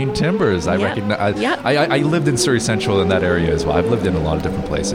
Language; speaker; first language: English; native; English